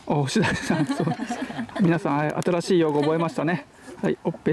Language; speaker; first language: Japanese; native; Japanese